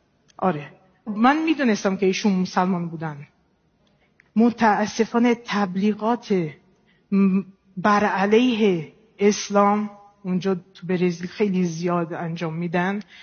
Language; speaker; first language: Persian; non-native, fluent; Portuguese